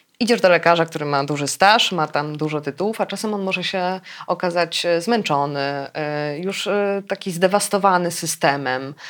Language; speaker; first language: Polish; native; Polish